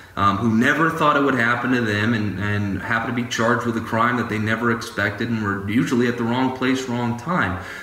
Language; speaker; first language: English; native; English